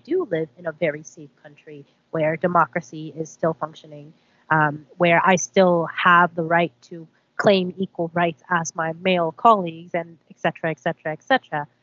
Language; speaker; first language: English; early bilingual, other home language; Korean